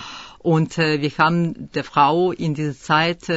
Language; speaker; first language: German; early bilingual, other home language; Russian